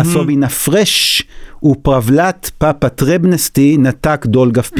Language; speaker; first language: Russian; non-native, learner; Hebrew